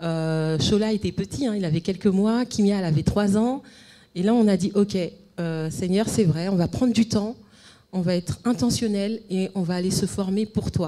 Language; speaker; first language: French; native; French